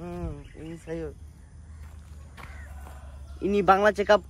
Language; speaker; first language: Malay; non-native, learner; Bangla